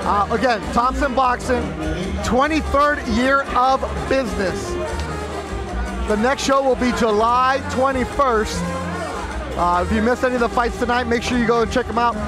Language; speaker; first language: English; native; English